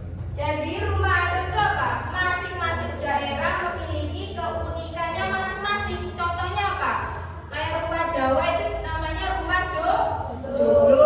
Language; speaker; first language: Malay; non-native, local second language; Javanese